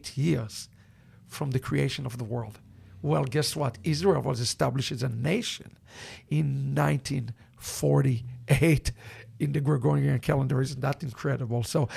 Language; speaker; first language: English; non-native, fluent; Hebrew